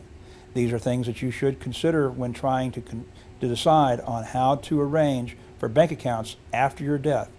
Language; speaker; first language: English; native; English